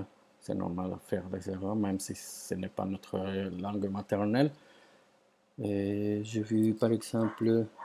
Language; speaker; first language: French; non-native, fluent; Spanish